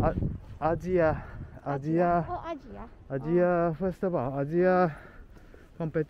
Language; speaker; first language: Japanese; non-native, learner; Indonesian